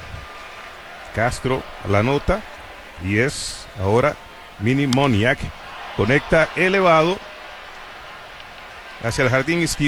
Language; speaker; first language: Spanish; native; Spanish